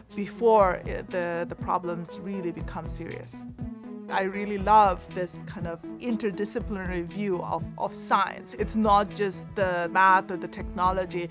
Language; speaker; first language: English; non-native, local second language; Bangla